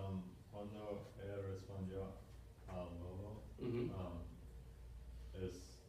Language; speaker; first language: Spanish; non-native, learner; English